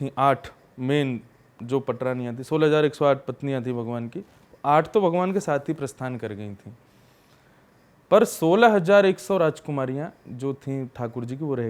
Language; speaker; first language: Hindi; native; Hindi